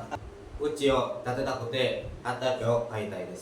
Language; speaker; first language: Japanese; non-native, learner; Indonesian